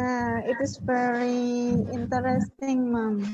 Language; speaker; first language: English; non-native, learner; Indonesian